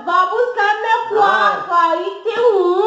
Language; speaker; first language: Portuguese; non-native, learner; Haitian Creole